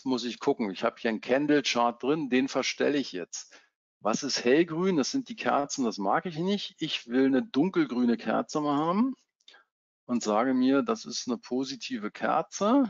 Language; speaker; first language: German; native; German